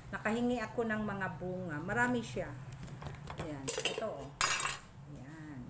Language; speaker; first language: Filipino; non-native, local second language; Masbatenyo